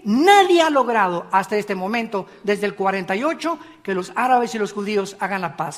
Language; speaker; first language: Spanish; native; Spanish